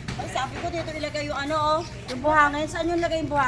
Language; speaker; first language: Filipino; early bilingual, heritage; Filipino